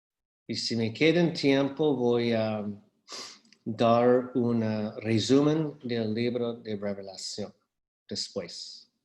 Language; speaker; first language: Spanish; non-native, fluent; English